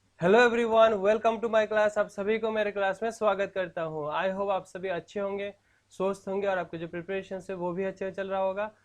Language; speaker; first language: Hindi; non-native, local second language; Assamese